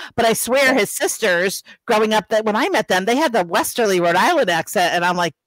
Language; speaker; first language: English; native; English